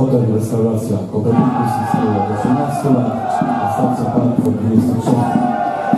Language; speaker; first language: Polish; native; Polish